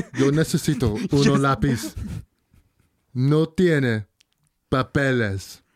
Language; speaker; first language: Spanish; non-native, learner; English